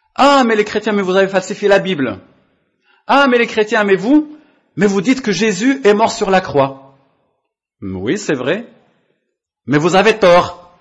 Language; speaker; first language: French; non-native, local second language; Arabic